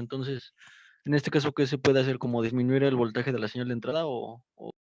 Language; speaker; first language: Spanish; native; Spanish